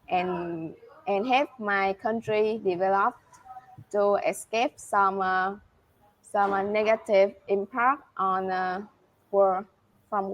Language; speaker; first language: English; non-native, learner; Vietnamese